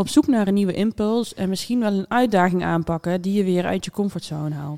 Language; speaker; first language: Dutch; native; Dutch